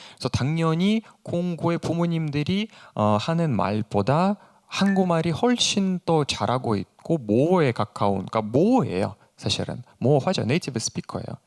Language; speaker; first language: Korean; non-native, fluent; Russian